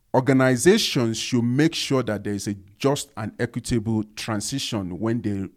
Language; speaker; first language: English; non-native, local second language; Yoruba